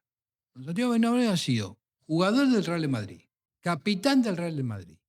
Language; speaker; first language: Spanish; native; Spanish